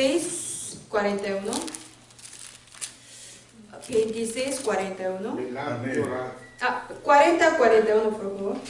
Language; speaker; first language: Spanish; non-native, learner; Korean